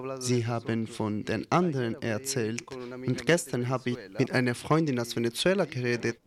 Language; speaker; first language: German; non-native, fluent; Italian